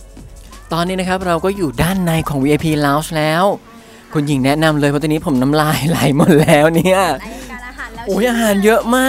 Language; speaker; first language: Thai; native; Thai